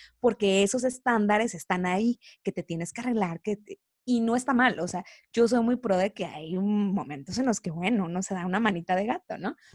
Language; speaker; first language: Spanish; native; Spanish